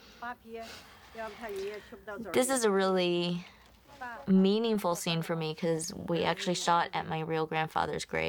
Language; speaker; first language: English; native; English